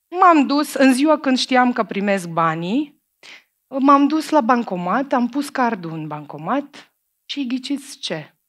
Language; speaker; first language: Romanian; non-native, fluent; Macedonian